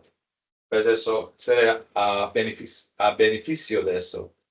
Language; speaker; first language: Spanish; non-native, learner; English